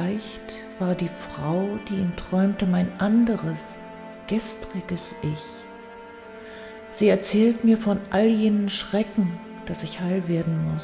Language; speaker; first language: German; native; German